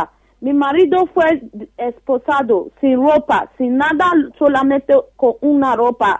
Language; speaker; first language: Spanish; non-native, learner; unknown